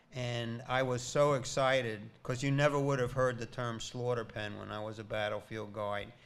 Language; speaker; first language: English; native; English